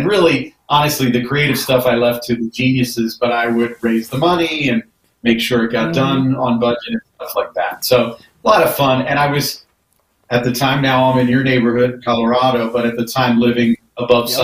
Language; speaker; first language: English; native; English